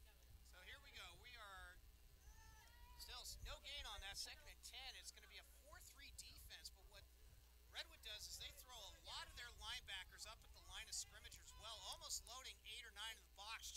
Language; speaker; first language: English; native; English